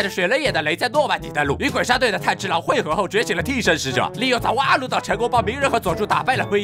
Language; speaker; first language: Chinese; native; Chinese